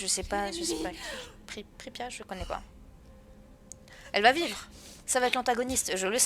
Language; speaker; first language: French; native; French